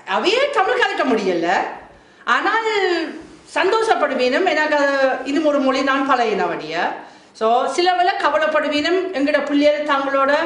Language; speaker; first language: Tamil; non-native, fluent; German